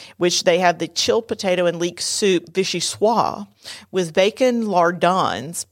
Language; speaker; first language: English; native; English